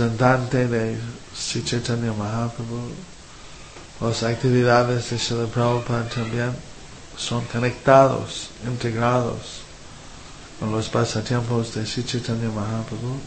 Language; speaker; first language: Spanish; non-native, fluent; English